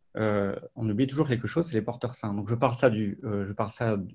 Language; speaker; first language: French; native; French